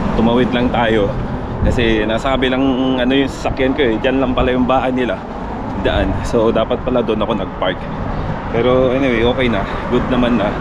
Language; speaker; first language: Filipino; native; Filipino